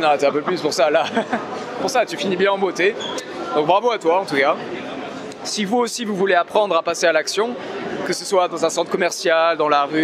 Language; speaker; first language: French; native; French